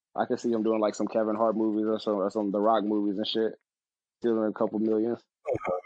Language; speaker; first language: English; native; English